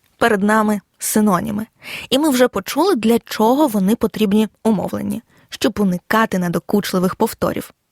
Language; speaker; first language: Ukrainian; native; Ukrainian